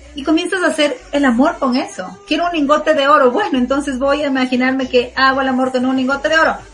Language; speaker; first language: Spanish; native; Spanish